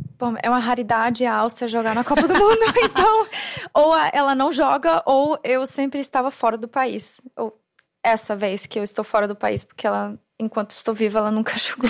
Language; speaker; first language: Portuguese; non-native, fluent; German